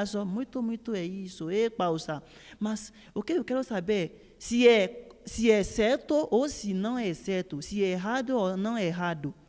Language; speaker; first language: Portuguese; non-native, learner; Yoruba